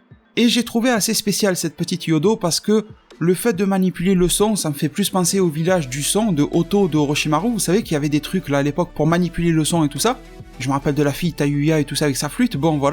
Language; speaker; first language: French; native; French